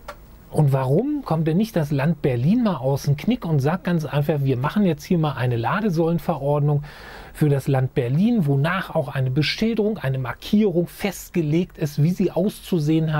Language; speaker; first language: German; native; German